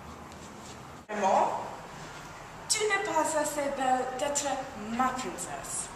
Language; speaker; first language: French; non-native, learner; English